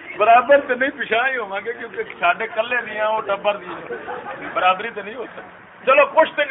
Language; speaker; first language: Urdu; non-native, local second language; Punjabi